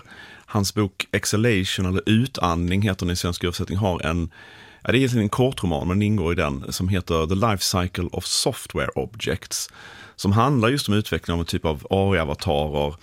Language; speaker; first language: Swedish; native; Swedish